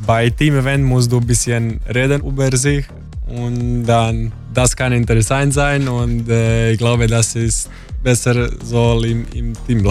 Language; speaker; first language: German; non-native, fluent; Croatian